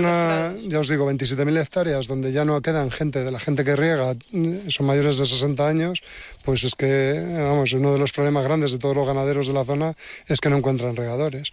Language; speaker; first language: Spanish; native; Spanish